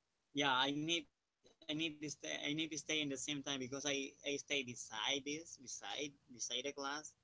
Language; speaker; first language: English; non-native, learner; Spanish